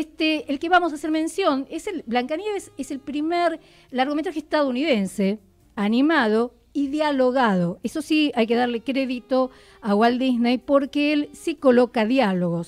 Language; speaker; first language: Spanish; native; Spanish